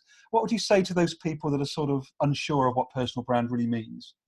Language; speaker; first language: English; native; English